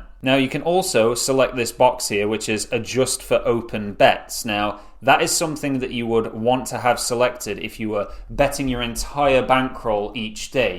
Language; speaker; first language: English; native; English